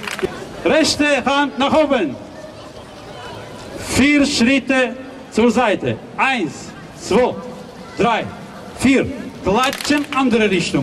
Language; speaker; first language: German; non-native, fluent; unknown